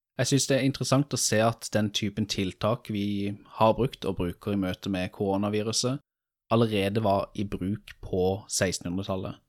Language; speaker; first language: Norwegian; native; Norwegian